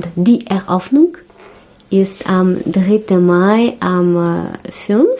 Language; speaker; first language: German; non-native, learner; Russian